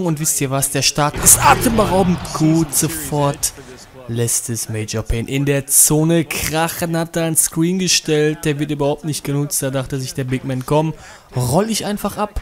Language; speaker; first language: German; native; German